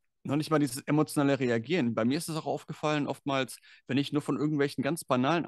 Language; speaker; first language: German; native; German